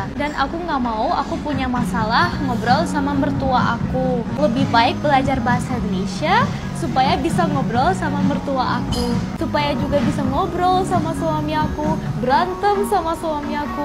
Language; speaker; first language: Indonesian; non-native, fluent; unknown